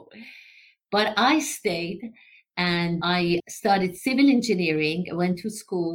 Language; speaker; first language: English; non-native, fluent; Persian